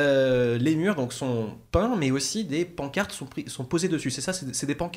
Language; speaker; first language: French; native; French